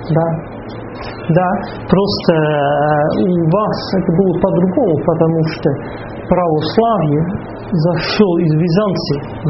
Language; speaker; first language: Russian; non-native, fluent; Dutch